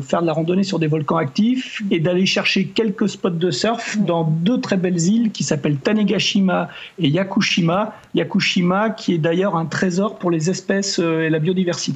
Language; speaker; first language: French; native; French